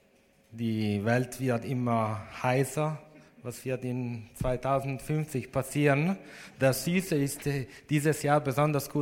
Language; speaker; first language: German; non-native, fluent; Italian